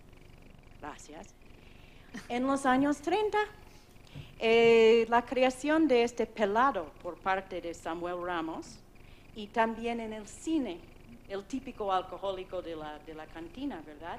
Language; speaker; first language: Spanish; non-native, fluent; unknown